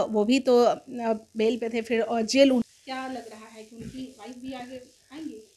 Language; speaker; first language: Hindi; native; Hindi